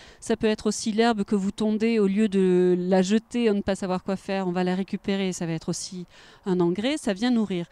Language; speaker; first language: French; native; French